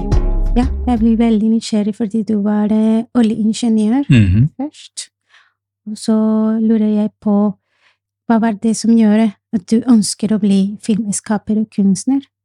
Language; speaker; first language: Norwegian; non-native, fluent; Spanish